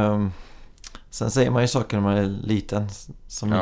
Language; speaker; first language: Swedish; early bilingual, other home language; English